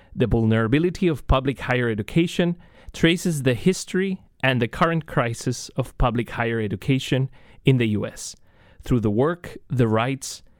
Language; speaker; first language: English; non-native, fluent; Spanish